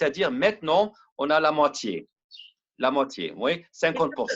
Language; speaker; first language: French; non-native, learner; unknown